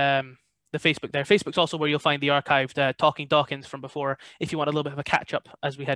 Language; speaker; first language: English; native; English